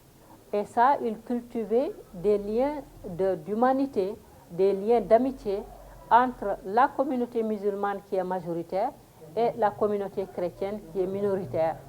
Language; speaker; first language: French; non-native, local second language; Fula